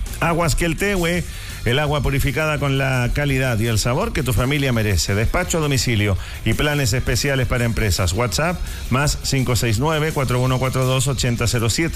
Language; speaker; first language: Spanish; native; Spanish